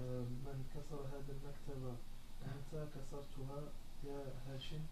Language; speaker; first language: Arabic; non-native, learner; French